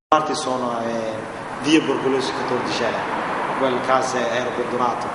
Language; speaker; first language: Italian; non-native, learner; Somali